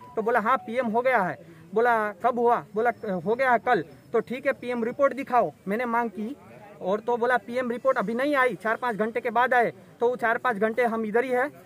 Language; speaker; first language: Hindi; non-native, local second language; Gujarati